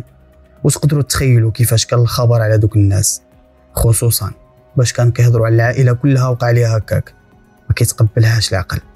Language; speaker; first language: Arabic; native; Arabic